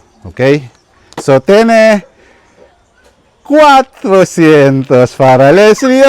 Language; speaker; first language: Spanish; non-native, learner; Filipino